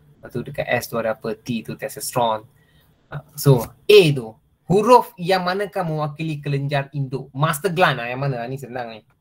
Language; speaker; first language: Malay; non-native, local second language; Tamil